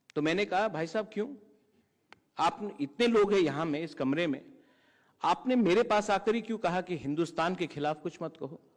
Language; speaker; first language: Hindi; non-native, local second language; Kok Borok